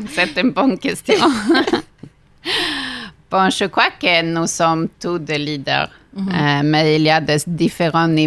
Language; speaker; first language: French; non-native, fluent; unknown